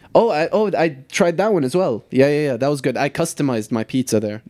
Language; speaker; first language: English; native; English